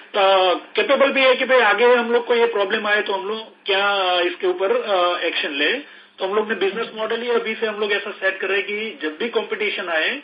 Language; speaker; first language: Hindi; non-native, local second language; Gujarati